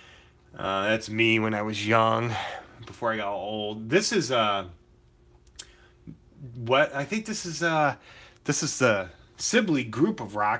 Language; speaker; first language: English; native; English